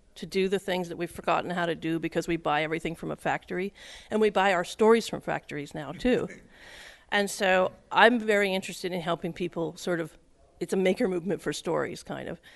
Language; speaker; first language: English; native; English